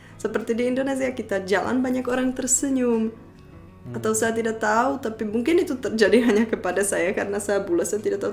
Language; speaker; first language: Indonesian; non-native, fluent; Czech